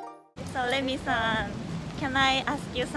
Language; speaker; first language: English; non-native, fluent; Japanese